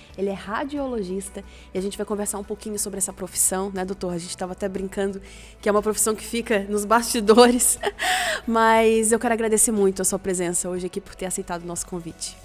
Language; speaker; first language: Portuguese; native; Portuguese